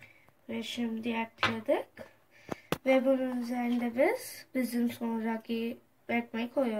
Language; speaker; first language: Turkish; non-native, learner; Urdu